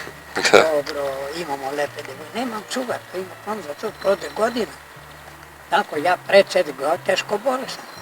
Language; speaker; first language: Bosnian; early bilingual, heritage; Bosnian